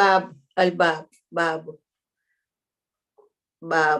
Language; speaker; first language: Arabic; non-native, learner; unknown